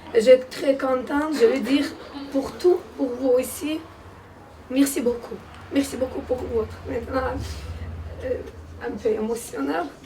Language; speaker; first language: French; non-native, learner; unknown